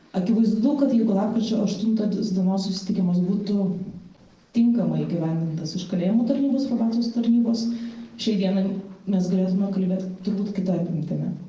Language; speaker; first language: Lithuanian; non-native, local second language; Polish